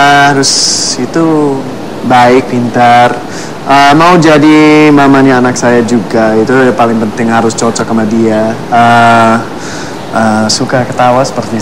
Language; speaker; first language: Indonesian; non-native, fluent; English